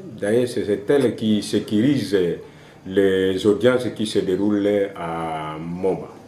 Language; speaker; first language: French; non-native, local second language; Swahili